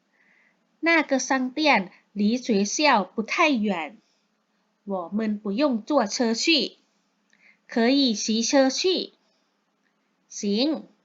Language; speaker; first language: Chinese; non-native, learner; Thai